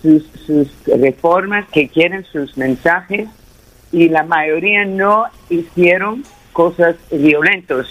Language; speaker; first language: Spanish; early bilingual, heritage; Spanish